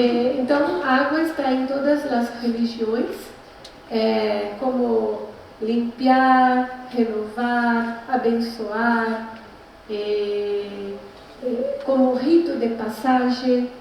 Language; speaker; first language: Spanish; non-native, learner; Portuguese